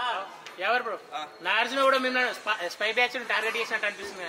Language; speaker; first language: Telugu; native; Telugu